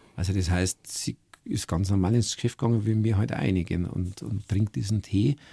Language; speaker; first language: German; native; German